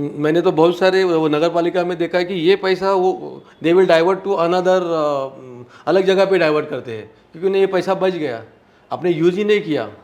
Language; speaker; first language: Hindi; non-native, local second language; Marathi